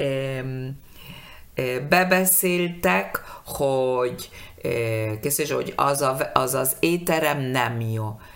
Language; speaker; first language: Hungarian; non-native, learner; Spanish